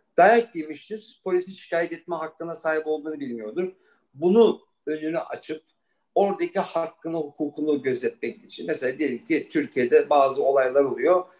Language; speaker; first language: Turkish; early bilingual, heritage; Turkish